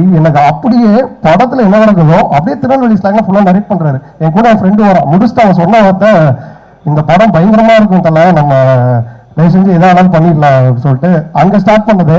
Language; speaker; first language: Tamil; native; Tamil